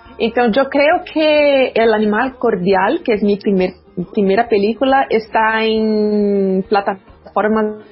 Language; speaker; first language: Spanish; non-native, fluent; Portuguese